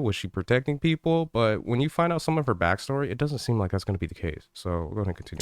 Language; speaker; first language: English; native; English